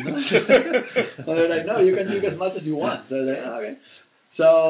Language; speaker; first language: English; non-native, fluent; Spanish